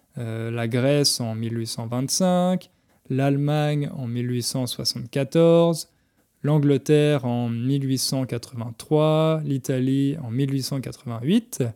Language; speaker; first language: French; native; French